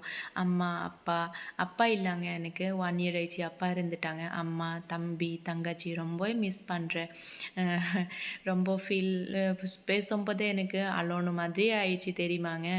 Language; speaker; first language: Tamil; non-native, fluent; Assamese